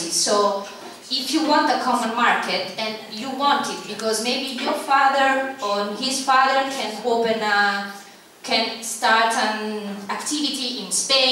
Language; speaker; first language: English; non-native, fluent; Italian